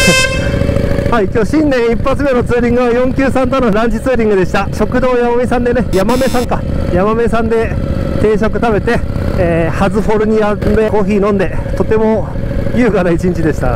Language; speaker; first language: Japanese; native; Japanese